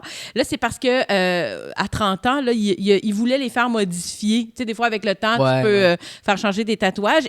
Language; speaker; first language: French; native; French